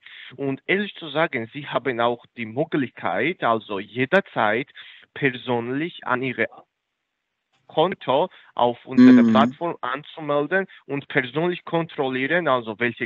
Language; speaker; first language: German; non-native, fluent; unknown